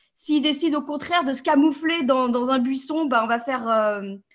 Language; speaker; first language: French; native; French